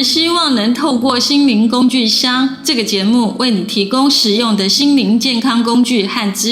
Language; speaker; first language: Chinese; native; Chinese